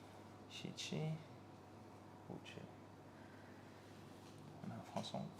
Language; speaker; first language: Chinese; non-native, learner; English